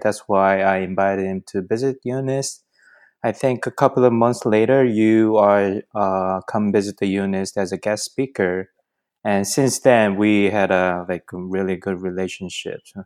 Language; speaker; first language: English; non-native, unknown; Korean